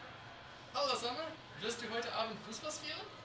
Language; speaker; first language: German; non-native, learner; English